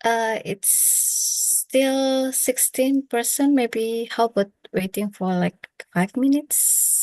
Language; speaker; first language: English; non-native, fluent; Indonesian